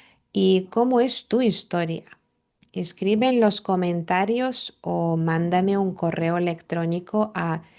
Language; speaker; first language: Spanish; non-native, fluent; Lithuanian